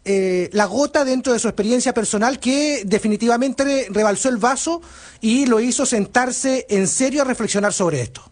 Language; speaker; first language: Spanish; native; Spanish